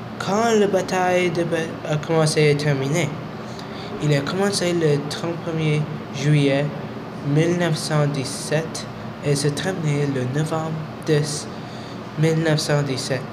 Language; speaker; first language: French; non-native, learner; English